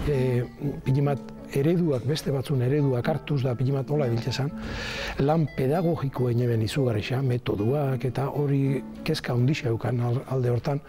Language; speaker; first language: Basque; native; Basque